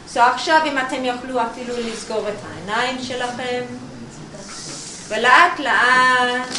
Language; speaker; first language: Hebrew; non-native, learner; English